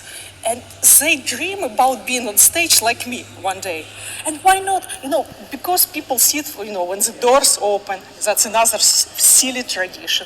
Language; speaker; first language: English; non-native, fluent; Russian